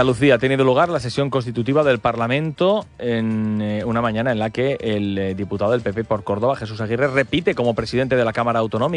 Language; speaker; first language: Spanish; native; Spanish